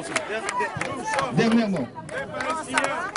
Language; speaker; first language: French; non-native, fluent; Hebrew